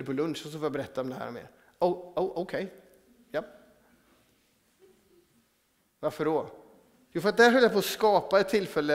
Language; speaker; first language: Swedish; native; Swedish